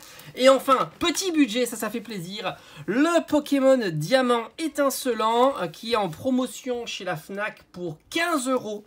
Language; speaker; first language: French; native; French